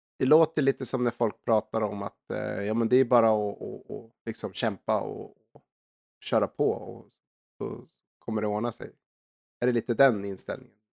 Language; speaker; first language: Swedish; native; Swedish